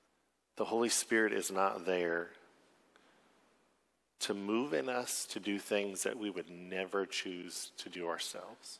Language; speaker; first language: English; native; English